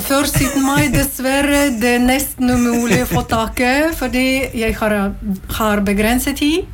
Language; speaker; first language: Norwegian; non-native, learner; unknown